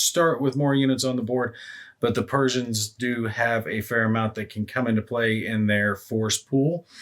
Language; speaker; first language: English; native; English